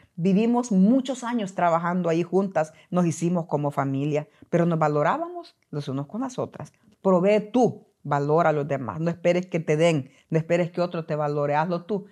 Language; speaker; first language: Spanish; native; Spanish